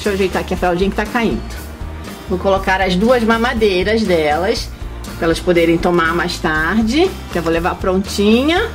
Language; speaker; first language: Portuguese; native; Portuguese